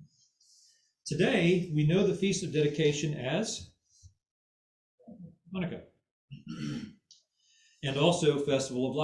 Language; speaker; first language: English; native; English